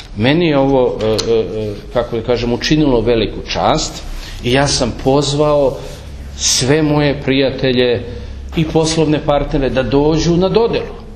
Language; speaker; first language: Serbian; native; Serbian